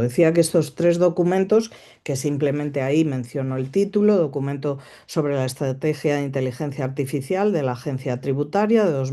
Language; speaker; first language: Spanish; native; Spanish